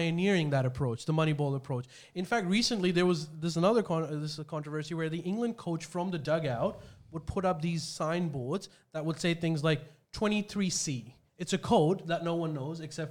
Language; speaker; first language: English; non-native, local second language; Urdu